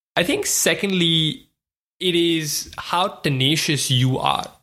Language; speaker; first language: English; non-native, local second language; Hindi